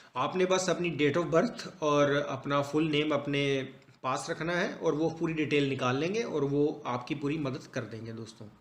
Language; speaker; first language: Hindi; non-native, local second language; Punjabi